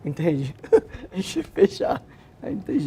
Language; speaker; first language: Portuguese; native; Portuguese